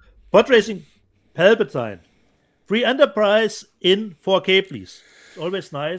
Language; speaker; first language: English; non-native, fluent; German